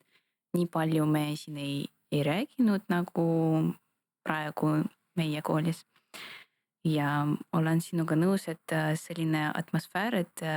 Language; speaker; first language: Estonian; non-native, local second language; Russian